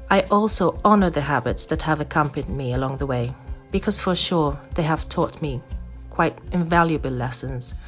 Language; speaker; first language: English; non-native, fluent; Maltese